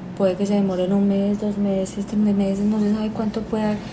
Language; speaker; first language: Spanish; native; Spanish